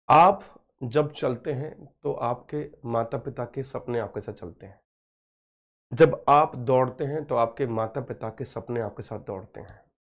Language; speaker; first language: Hindi; native; Hindi